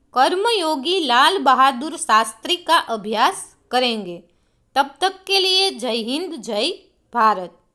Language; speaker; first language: Hindi; non-native, local second language; Gujarati